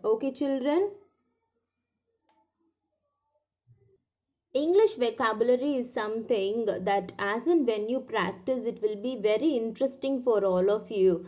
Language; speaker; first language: English; non-native, local second language; Tamil